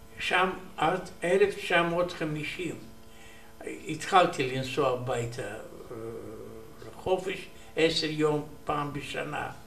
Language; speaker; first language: Hebrew; non-native, learner; Romanian